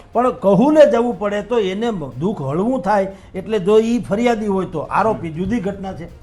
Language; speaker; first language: Gujarati; native; Gujarati